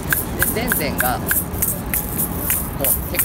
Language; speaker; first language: Japanese; native; Japanese